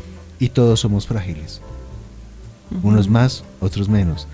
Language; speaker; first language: Spanish; native; Spanish